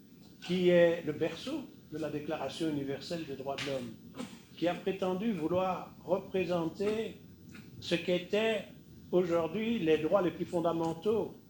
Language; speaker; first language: French; native; French